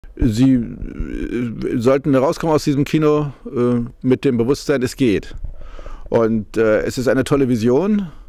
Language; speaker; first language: German; native; German